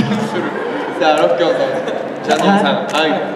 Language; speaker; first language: Japanese; native; Japanese